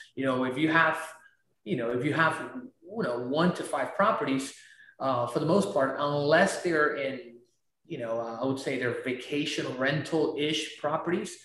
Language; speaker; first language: English; non-native, fluent; Spanish